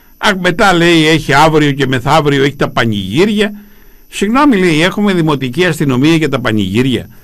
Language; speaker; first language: Greek; native; Greek